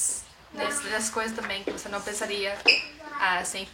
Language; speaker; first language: Portuguese; non-native, fluent; Estonian